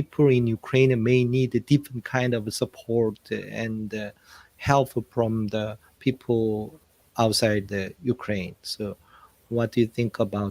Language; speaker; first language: English; non-native, fluent; Korean